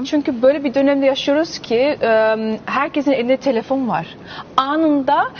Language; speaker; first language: Turkish; early bilingual, heritage; Turkish